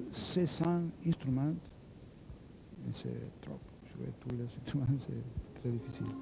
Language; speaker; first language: French; non-native, learner; Spanish